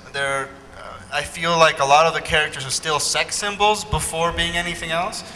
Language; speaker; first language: English; non-native, fluent; Spanish